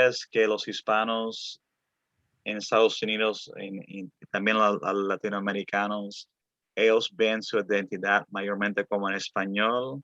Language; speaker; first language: Spanish; early bilingual, other home language; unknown